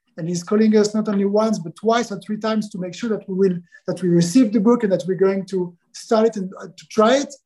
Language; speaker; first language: English; non-native, fluent; French